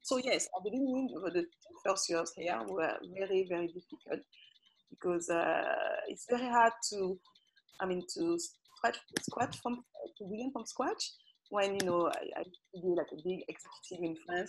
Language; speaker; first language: English; non-native, fluent; French